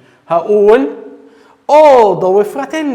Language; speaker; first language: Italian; non-native, fluent; Arabic